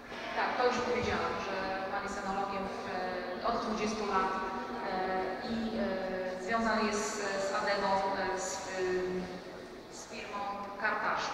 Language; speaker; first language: Polish; native; Polish